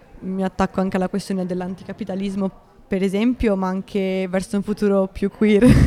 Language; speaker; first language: Italian; native; Italian